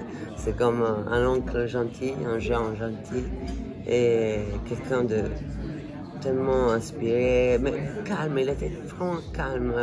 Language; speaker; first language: French; non-native, fluent; Italian